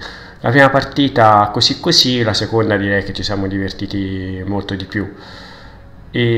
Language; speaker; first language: Italian; native; Italian